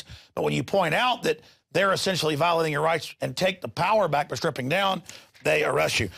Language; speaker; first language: English; native; English